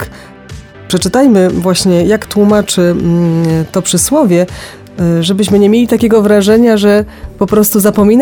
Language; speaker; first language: Polish; native; Polish